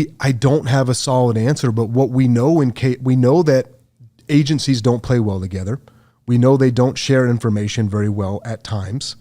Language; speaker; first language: English; native; English